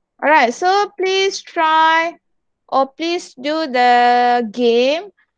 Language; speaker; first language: English; non-native, local second language; Malay